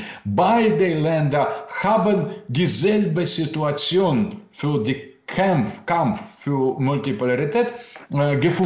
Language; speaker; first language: German; non-native, learner; Russian